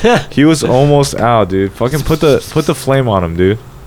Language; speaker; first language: English; early bilingual, other home language; Polish